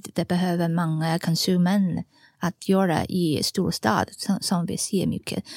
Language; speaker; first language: Swedish; non-native, fluent; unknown